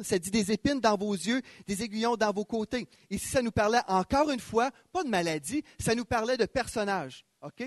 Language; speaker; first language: French; native; French